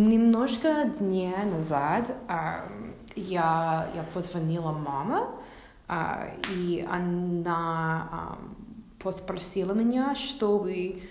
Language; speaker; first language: Russian; non-native, learner; English